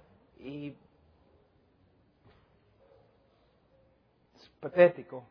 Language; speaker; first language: Spanish; non-native, fluent; English